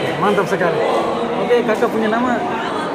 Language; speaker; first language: Indonesian; non-native, local second language; Tetum